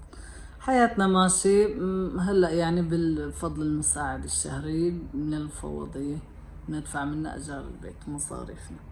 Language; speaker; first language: Arabic; native; Arabic